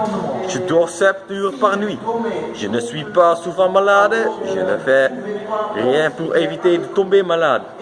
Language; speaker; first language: French; non-native, learner; Dutch